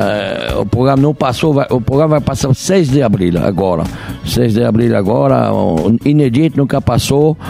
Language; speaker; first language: Portuguese; non-native, fluent; French